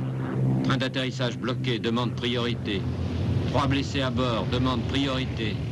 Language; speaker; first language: French; native; French